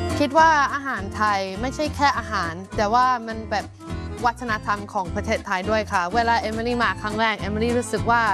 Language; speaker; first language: Thai; non-native, fluent; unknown